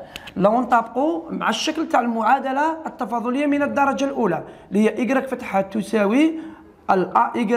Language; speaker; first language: Arabic; native; Arabic